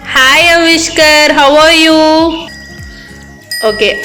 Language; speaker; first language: English; non-native, local second language; Tamil